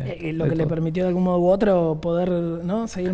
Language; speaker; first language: Spanish; native; Spanish